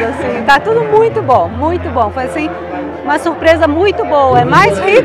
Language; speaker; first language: Portuguese; native; Portuguese